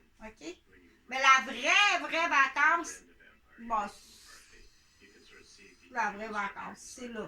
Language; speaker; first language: French; native; French